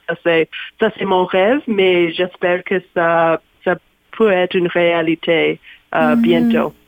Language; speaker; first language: French; non-native, learner; English